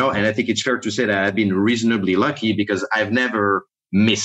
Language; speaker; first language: English; non-native, fluent; French